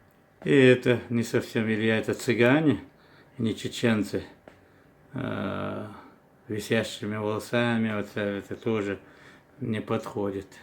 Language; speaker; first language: Russian; non-native, local second language; Chechen